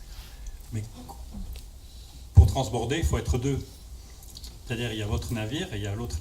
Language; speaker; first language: French; native; French